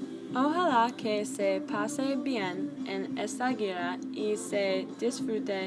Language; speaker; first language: Spanish; non-native, learner; English